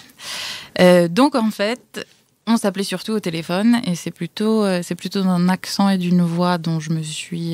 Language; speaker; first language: French; native; French